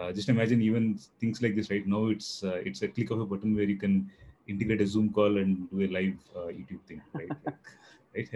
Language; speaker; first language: English; non-native, local second language; Telugu